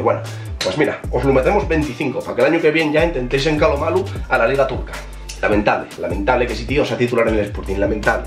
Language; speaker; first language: Spanish; native; Spanish